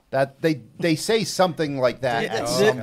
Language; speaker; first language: English; native; English